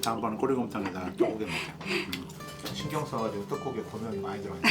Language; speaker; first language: Korean; native; Korean